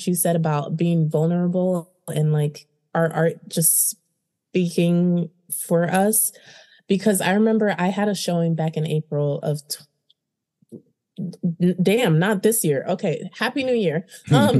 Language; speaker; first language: English; early bilingual, other home language; Haitian Creole